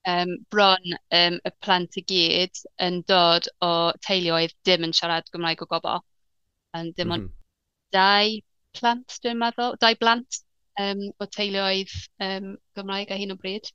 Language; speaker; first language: Welsh; non-native, learner; English